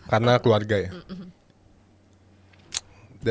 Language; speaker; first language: Indonesian; native; Indonesian